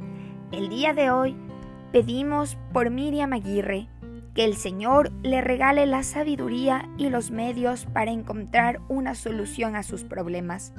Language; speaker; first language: Spanish; native; Spanish